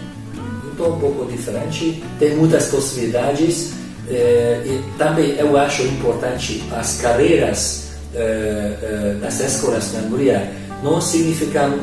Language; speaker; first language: Portuguese; non-native, learner; Hungarian